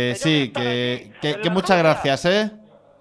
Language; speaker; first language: Spanish; native; Spanish